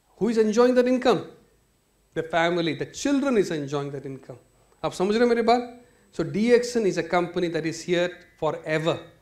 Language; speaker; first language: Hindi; non-native, local second language; Malayalam